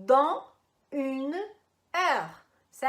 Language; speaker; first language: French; non-native, fluent; Portuguese